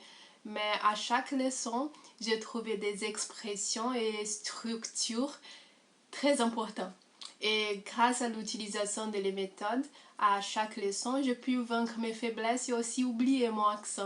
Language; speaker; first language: French; non-native, fluent; Portuguese